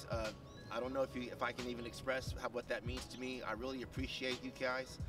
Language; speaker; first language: English; native; English